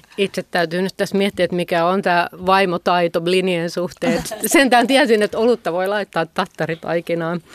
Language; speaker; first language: Finnish; native; Finnish